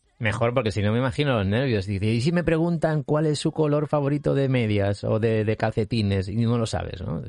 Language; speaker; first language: Spanish; native; Spanish